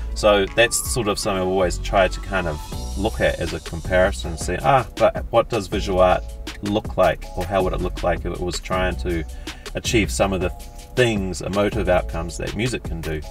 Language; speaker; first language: English; native; English